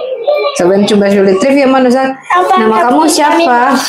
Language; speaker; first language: German; non-native, learner; Indonesian